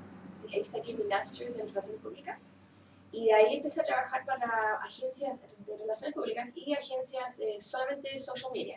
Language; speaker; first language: Spanish; early bilingual, heritage; Spanish